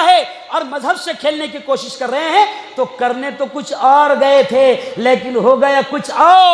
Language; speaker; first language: Urdu; native; Urdu